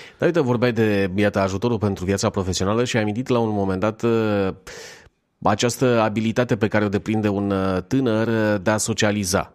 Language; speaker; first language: Romanian; native; Romanian